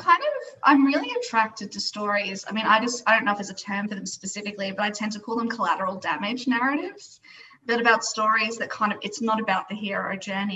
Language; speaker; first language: English; native; English